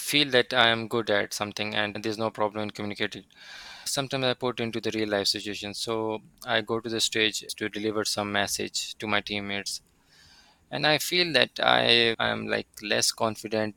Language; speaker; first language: English; non-native, local second language; Urdu